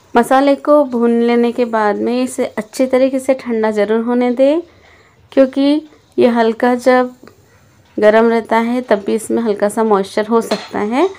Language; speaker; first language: Hindi; native; Hindi